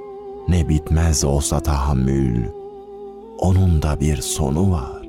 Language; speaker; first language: Turkish; native; Turkish